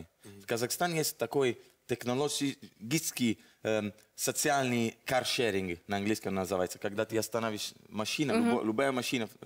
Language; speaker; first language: Russian; non-native, learner; Italian